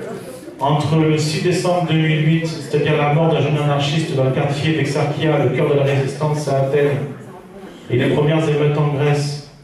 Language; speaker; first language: French; native; French